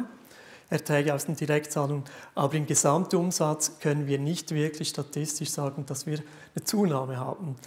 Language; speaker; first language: German; native; German